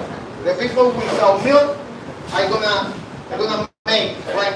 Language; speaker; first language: English; non-native, learner; Spanish